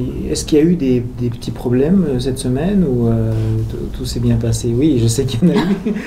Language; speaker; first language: French; native; French